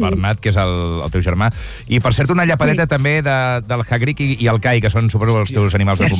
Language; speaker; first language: Catalan; native; Catalan